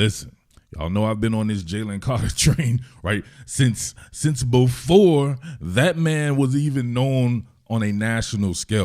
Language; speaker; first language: English; native; English